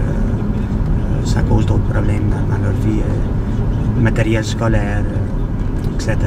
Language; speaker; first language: French; native; French